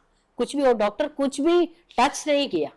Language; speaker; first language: Hindi; non-native, local second language; Malayalam